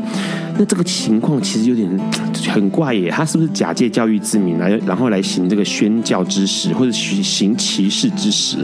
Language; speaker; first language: Chinese; native; Chinese